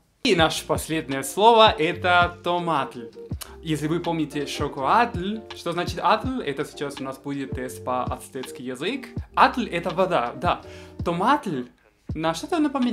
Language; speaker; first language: Russian; non-native, fluent; Spanish